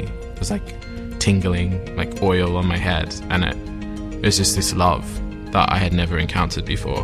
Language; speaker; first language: English; native; English